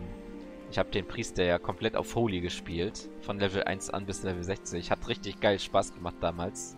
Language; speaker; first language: German; native; German